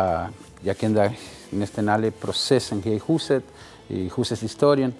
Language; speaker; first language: Danish; non-native, fluent; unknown